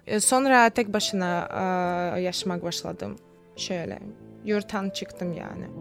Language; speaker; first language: Turkish; non-native, fluent; Russian